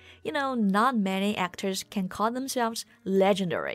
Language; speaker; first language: English; non-native, fluent; Chinese